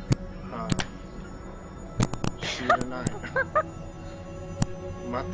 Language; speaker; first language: Japanese; non-native, learner; English